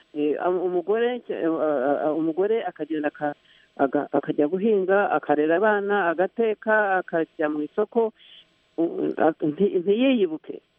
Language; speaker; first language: Kinyarwanda; early bilingual, heritage; Kinyarwanda